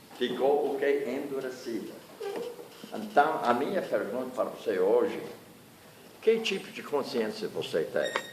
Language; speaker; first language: Portuguese; non-native, fluent; English